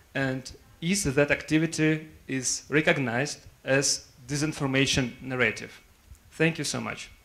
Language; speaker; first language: English; non-native, fluent; Russian